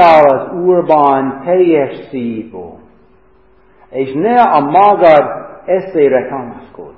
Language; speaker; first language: Hungarian; non-native, fluent; English